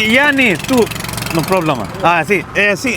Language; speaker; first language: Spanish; non-native, learner; Hindi